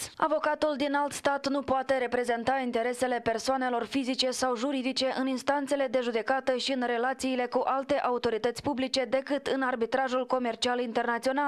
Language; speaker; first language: Romanian; native; Romanian